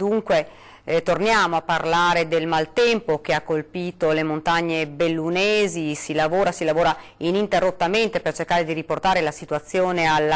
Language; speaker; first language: Italian; native; Italian